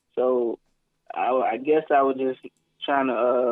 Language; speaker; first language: English; native; English